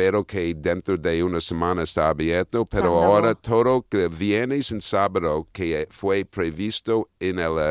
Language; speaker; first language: Spanish; non-native, fluent; English